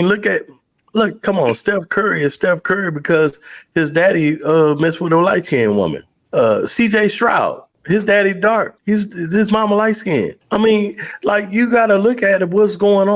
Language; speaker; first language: English; native; English